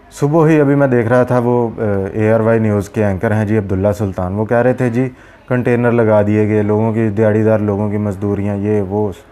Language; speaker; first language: Urdu; non-native, local second language; Punjabi